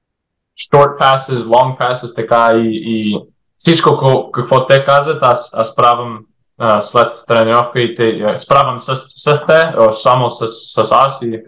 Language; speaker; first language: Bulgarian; early bilingual, heritage; English